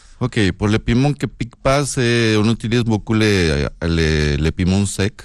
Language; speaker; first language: French; non-native, learner; Spanish